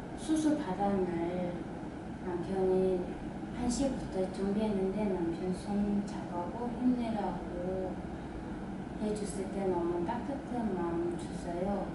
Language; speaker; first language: Korean; non-native, learner; Mongolian